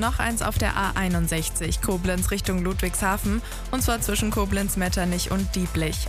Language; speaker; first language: German; native; German